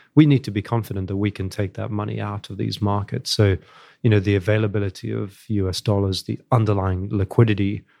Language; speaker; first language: English; native; English